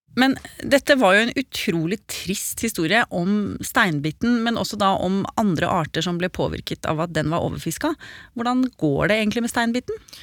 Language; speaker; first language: Norwegian; native; Norwegian